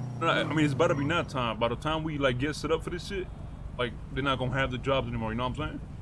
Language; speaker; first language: English; native; English